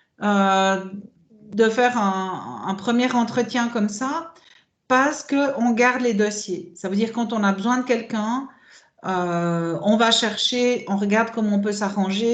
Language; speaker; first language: French; native; French